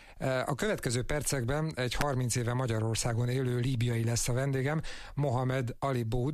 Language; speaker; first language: Hungarian; native; Hungarian